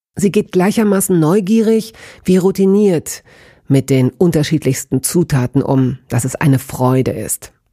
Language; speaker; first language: German; native; German